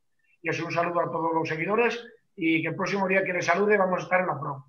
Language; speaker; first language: Spanish; native; Spanish